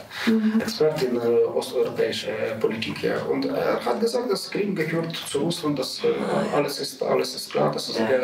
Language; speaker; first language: German; non-native, learner; Ukrainian